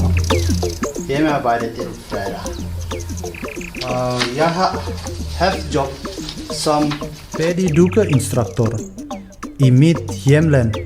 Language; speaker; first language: Danish; non-native, learner; Indonesian